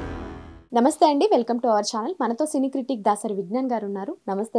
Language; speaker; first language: Telugu; native; Telugu